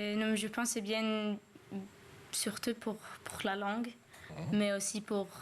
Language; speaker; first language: French; non-native, learner; Swedish